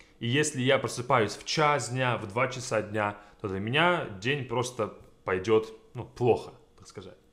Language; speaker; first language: Russian; native; Russian